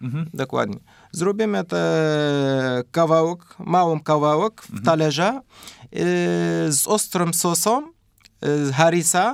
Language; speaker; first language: Polish; non-native, learner; Arabic